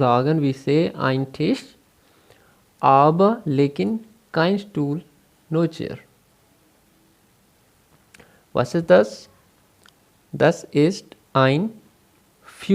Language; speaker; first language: German; non-native, fluent; Urdu